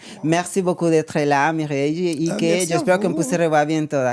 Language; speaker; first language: French; non-native, learner; Spanish